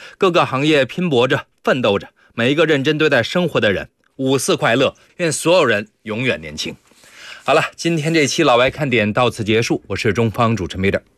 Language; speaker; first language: Chinese; native; Chinese